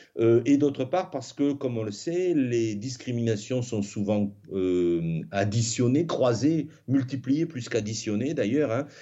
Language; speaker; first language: French; native; French